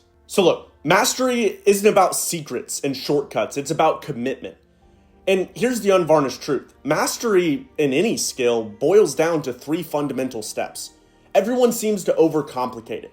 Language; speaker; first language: English; native; English